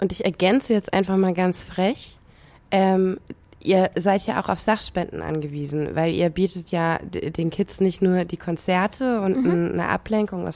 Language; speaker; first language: German; native; German